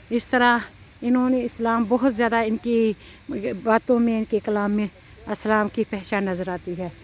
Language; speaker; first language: Urdu; non-native, local second language; Punjabi